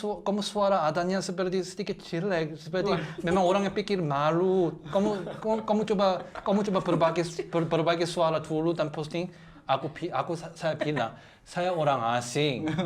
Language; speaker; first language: Indonesian; non-native, learner; Korean